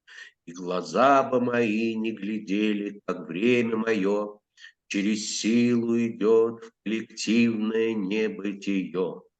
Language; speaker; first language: Russian; native; Russian